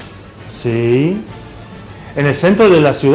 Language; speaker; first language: Spanish; non-native, fluent; English